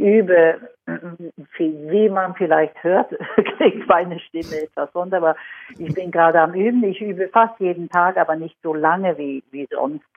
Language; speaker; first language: German; non-native, fluent; Swedish